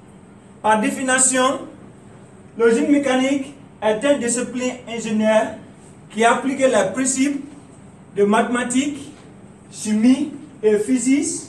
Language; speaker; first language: French; non-native, learner; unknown